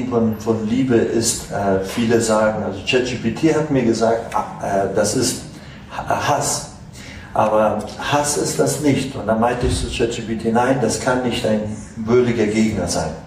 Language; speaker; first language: German; non-native, fluent; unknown